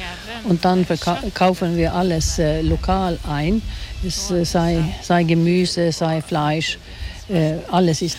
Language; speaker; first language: German; non-native, fluent; Swedish